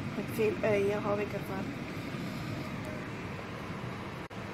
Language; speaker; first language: Dutch; non-native, local second language; Caribbean Hindustani